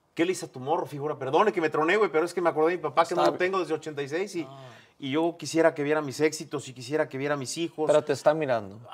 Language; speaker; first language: Spanish; native; Spanish